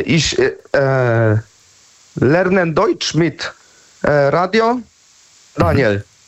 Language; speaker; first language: German; non-native, learner; Polish